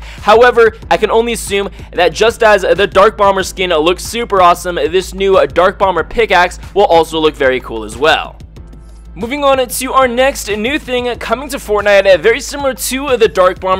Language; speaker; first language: English; native; English